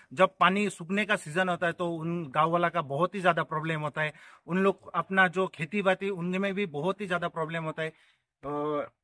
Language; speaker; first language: Hindi; non-native, local second language; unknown